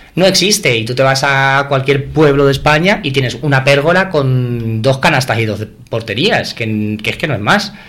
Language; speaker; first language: Spanish; native; Spanish